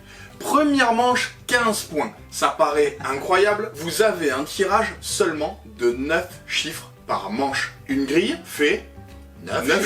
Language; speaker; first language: French; native; French